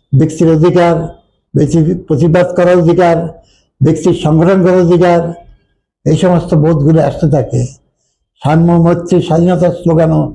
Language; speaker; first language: Bangla; native; Bangla